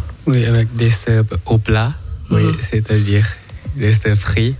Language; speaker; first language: French; non-native, learner; Thai